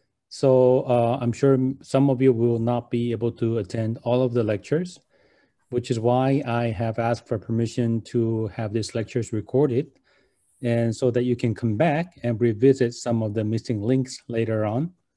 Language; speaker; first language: English; non-native, fluent; Korean